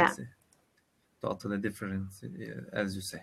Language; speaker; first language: English; non-native, learner; Turkish